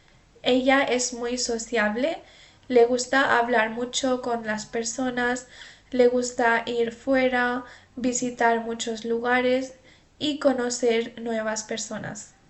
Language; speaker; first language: Spanish; non-native, fluent; Urdu